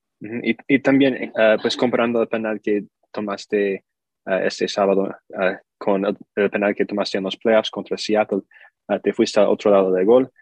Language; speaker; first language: Spanish; early bilingual, heritage; Spanish